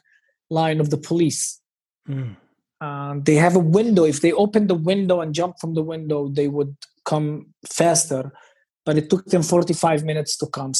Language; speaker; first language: English; non-native, fluent; Hebrew